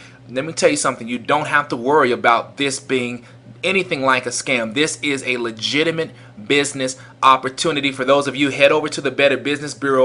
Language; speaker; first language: English; native; English